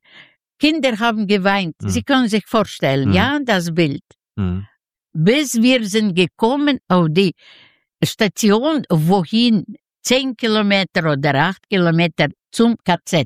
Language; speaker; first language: German; non-native, learner; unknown